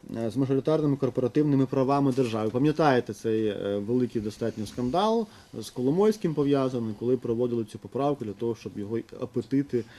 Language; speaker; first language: Ukrainian; native; Ukrainian